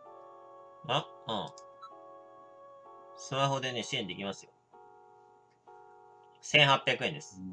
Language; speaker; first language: Japanese; native; Japanese